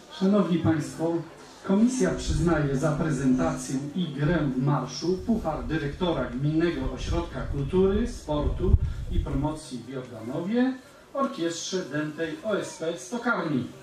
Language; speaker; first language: Polish; native; Polish